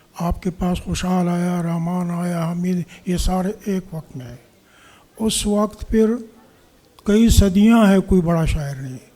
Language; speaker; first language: Urdu; non-native, local second language; Pashto